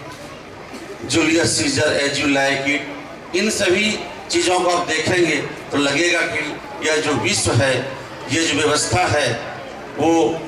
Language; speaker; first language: Hindi; native; Hindi